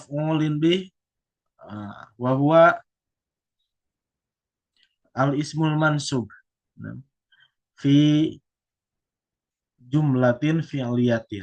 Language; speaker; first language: Arabic; non-native, fluent; Indonesian